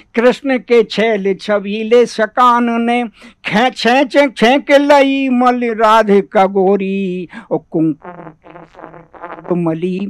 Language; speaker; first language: Hindi; native; Hindi